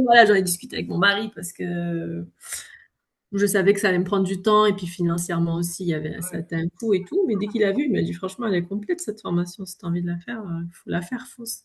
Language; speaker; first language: French; native; French